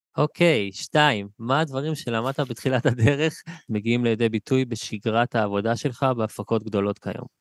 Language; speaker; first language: Hebrew; native; Hebrew